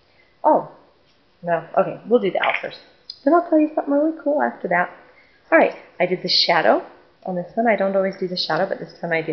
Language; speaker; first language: English; native; English